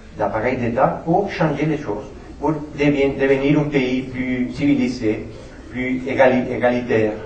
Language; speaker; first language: French; non-native, fluent; Spanish